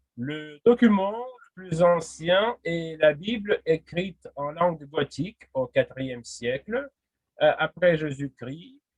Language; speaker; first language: French; non-native, fluent; Russian